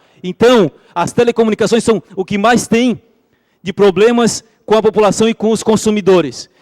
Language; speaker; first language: Portuguese; native; Portuguese